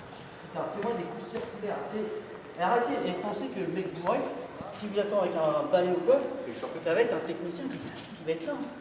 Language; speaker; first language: French; native; French